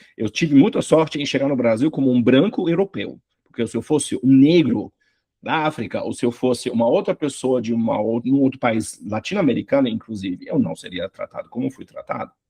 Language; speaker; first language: Portuguese; non-native, fluent; German